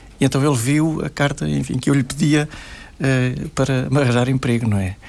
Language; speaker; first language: Portuguese; native; Portuguese